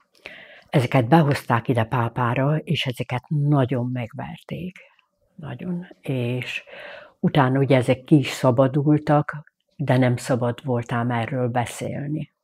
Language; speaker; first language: Hungarian; native; Hungarian